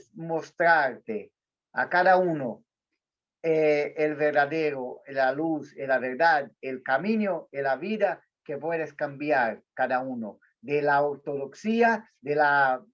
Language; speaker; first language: Spanish; non-native, learner; Portuguese